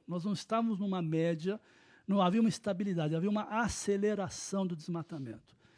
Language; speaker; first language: Portuguese; native; Portuguese